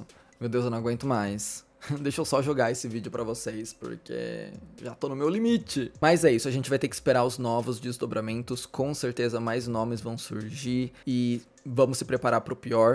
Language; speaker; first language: Portuguese; native; Portuguese